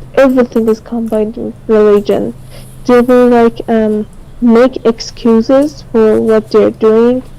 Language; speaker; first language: English; non-native, fluent; Persian